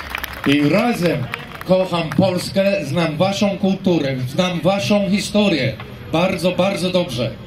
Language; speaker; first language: Polish; non-native, fluent; English